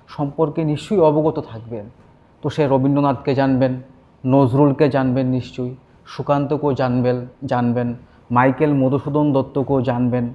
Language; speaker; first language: Bangla; native; Bangla